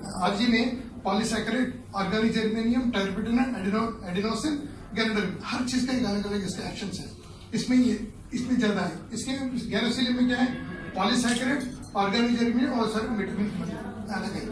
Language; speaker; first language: Hindi; native; Hindi